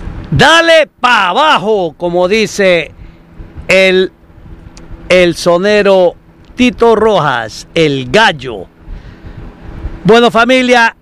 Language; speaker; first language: Spanish; native; Spanish